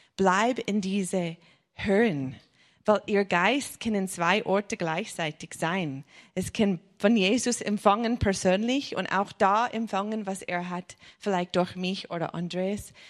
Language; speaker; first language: German; non-native, fluent; English